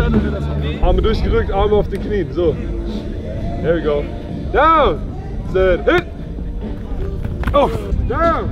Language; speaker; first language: German; native; German